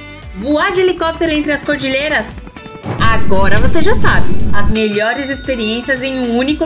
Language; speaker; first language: Portuguese; native; Portuguese